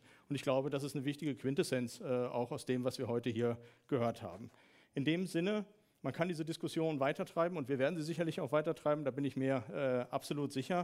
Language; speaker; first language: German; native; German